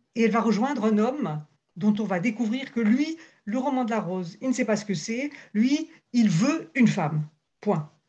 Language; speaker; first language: French; native; French